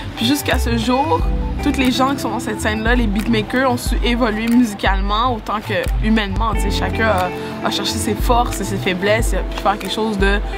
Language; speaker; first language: French; native; French